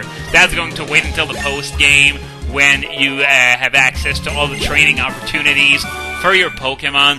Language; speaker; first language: English; native; English